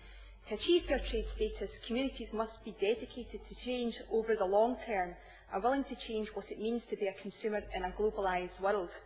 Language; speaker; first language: English; native; English